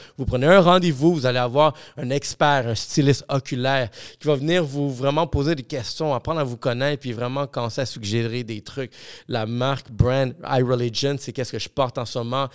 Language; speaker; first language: French; non-native, fluent; English